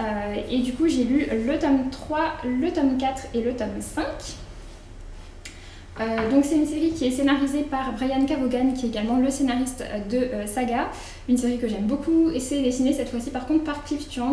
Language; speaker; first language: French; native; French